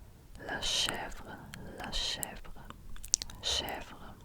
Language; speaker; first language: French; non-native, fluent; German